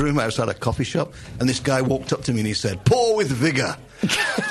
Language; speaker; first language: English; native; English